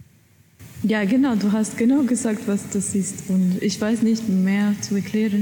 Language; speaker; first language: German; non-native, learner; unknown